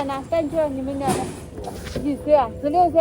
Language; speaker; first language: Chinese; native; Chinese